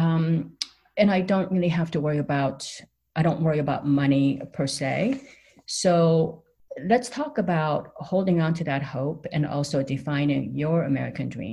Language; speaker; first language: English; non-native, fluent; Korean